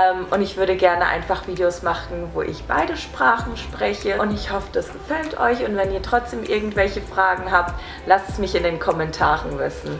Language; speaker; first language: German; native; German